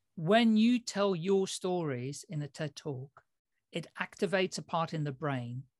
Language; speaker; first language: English; early bilingual, other home language; Dutch